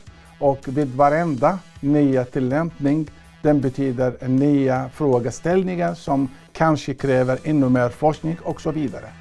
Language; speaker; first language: Swedish; non-native, fluent; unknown